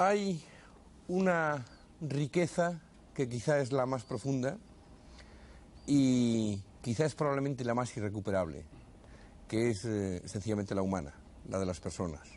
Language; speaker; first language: Spanish; native; Spanish